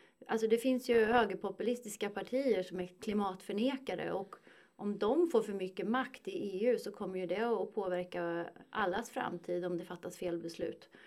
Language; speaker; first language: Swedish; native; Swedish